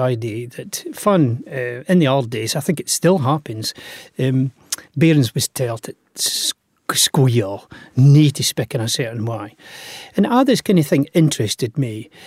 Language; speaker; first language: English; native; English